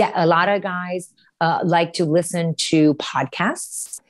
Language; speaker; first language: English; early bilingual, other home language; Romanian